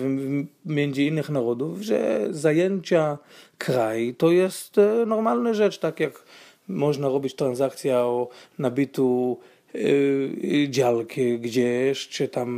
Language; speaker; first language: Polish; non-native, fluent; Hebrew